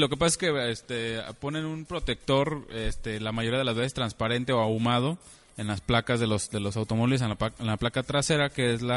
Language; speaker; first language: Spanish; native; Spanish